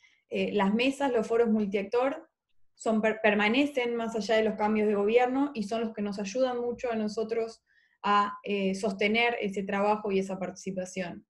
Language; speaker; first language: Spanish; native; Spanish